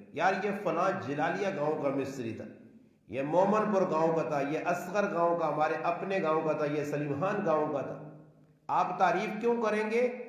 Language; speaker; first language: Urdu; non-native, local second language; Northern Hindko